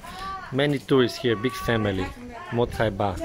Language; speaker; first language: English; non-native, learner; Vietnamese